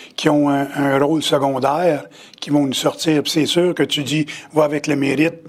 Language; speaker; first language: French; native; French